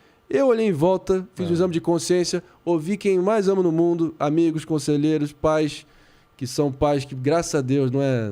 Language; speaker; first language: Portuguese; native; Portuguese